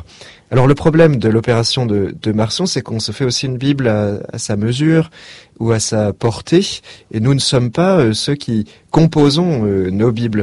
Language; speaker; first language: French; native; French